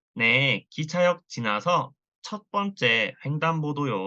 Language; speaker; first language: Korean; non-native, learner; Thai